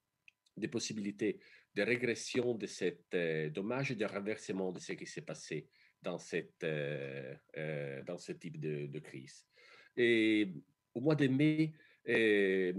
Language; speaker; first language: French; non-native, fluent; Italian